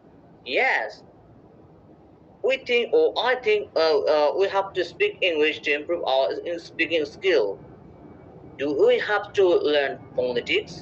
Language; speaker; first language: English; non-native, fluent; Bangla